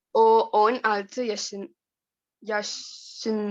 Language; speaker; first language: Turkish; non-native, learner; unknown